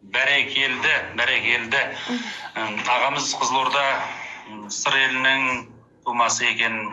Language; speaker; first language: Kazakh; native; Kazakh